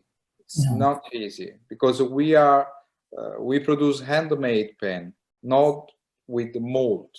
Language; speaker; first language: English; non-native, learner; Italian